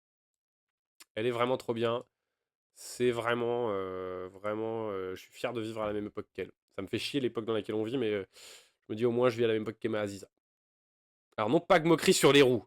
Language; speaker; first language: French; native; French